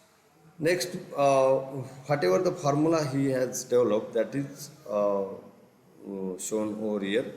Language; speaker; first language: English; non-native, local second language; Marathi